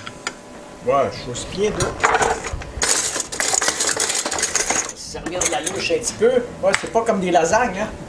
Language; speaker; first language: French; native; French